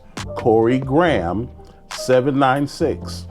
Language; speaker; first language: English; native; English